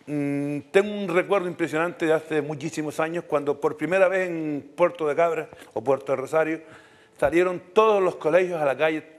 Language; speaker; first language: Spanish; native; Spanish